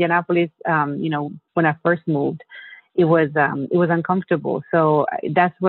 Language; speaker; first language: English; non-native, fluent; Italian